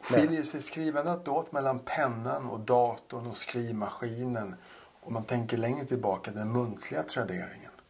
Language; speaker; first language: Swedish; native; Swedish